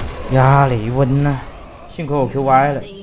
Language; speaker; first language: Chinese; native; Chinese